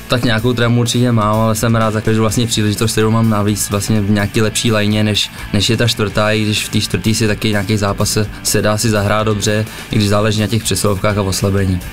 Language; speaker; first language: Czech; native; Czech